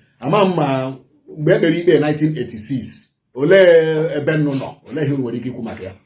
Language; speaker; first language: Igbo; native; Igbo